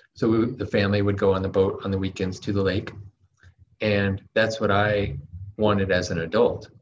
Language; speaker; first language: English; native; English